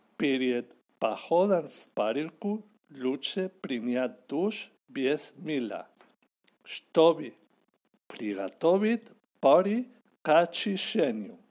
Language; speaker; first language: Russian; non-native, learner; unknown